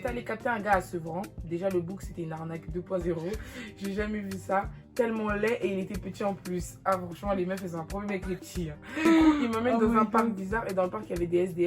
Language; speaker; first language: French; native; French